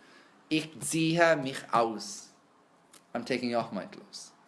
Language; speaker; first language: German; non-native, fluent; English